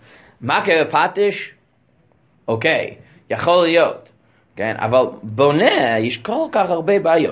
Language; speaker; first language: Hebrew; non-native, fluent; English